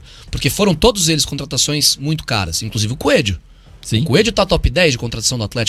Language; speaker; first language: Portuguese; native; Portuguese